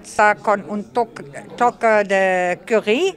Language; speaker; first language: Spanish; non-native, learner; German